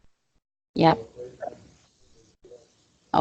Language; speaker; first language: English; non-native, learner; Spanish